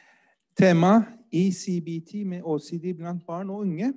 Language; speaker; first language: Norwegian; non-native, fluent; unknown